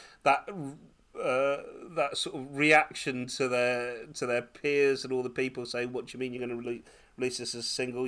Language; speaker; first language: English; native; English